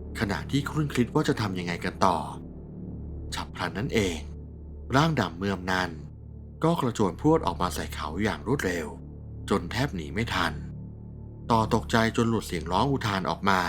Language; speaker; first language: Thai; native; Thai